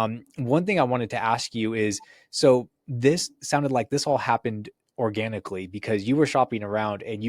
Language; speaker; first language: English; native; English